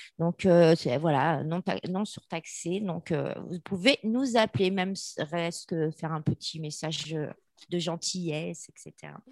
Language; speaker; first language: French; native; French